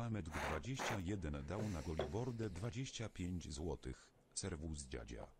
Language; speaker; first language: Polish; native; Polish